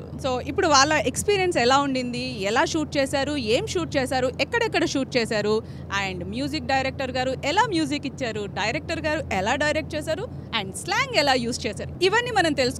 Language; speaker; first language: Telugu; native; Telugu